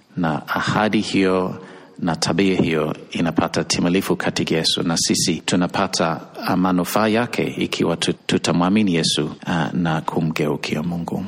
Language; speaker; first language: Swahili; non-native, fluent; English